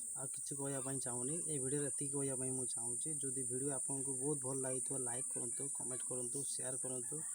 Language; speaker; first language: Odia; non-native, local second language; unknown